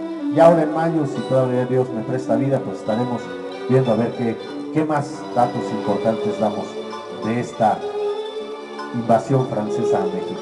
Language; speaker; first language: Spanish; native; Spanish